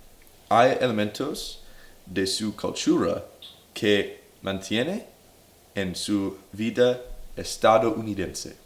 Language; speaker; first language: Spanish; non-native, learner; English